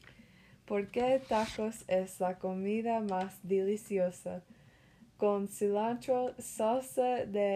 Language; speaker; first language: Spanish; early bilingual, other home language; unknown